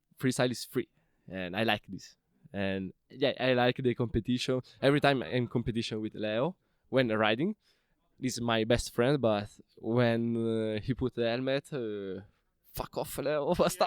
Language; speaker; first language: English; non-native, learner; Italian